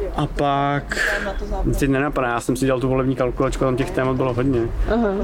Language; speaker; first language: Czech; native; Czech